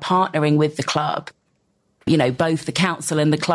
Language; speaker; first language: English; native; English